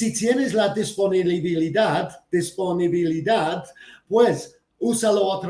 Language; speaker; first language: Spanish; non-native, fluent; English